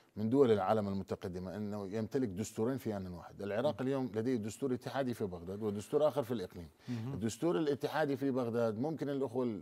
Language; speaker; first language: Arabic; non-native, local second language; Turkmen